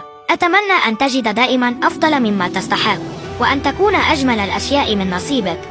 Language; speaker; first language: Arabic; native; Arabic